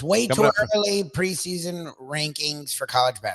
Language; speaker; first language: English; native; English